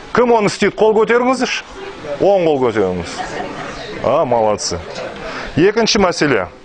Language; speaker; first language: Kazakh; non-native, local second language; Russian